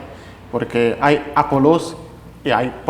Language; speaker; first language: Spanish; non-native, fluent; Russian